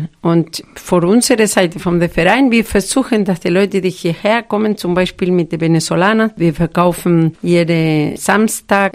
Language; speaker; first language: German; non-native, fluent; Spanish